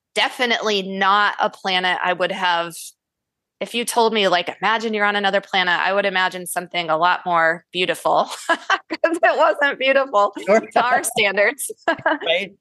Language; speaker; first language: English; native; English